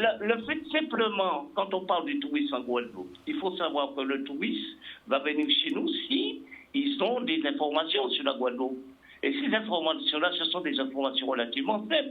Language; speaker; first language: French; native; French